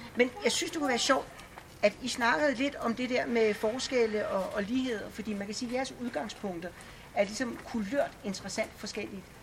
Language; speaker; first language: Danish; native; Danish